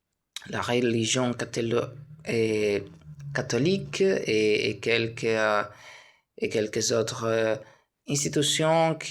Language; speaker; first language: French; non-native, learner; Spanish